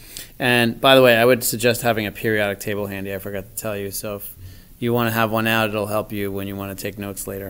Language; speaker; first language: English; native; English